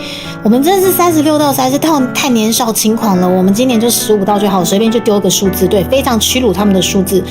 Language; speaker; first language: Chinese; native; Chinese